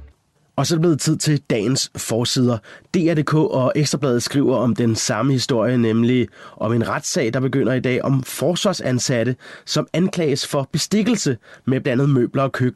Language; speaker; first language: Danish; native; Danish